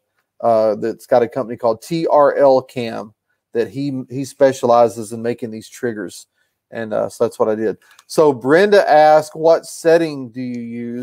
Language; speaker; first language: English; native; English